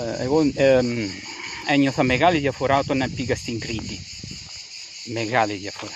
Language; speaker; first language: Greek; non-native, fluent; Italian